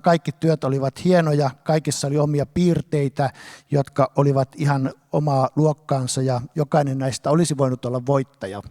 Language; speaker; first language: Finnish; native; Finnish